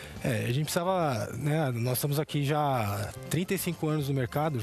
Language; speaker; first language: Portuguese; native; Portuguese